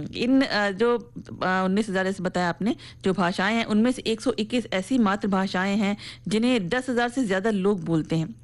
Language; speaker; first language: Hindi; native; Hindi